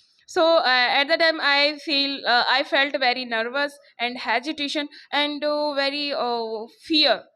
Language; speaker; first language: English; non-native, local second language; Hindi